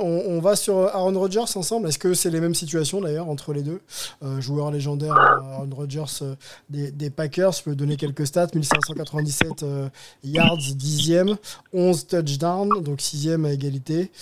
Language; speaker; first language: French; native; French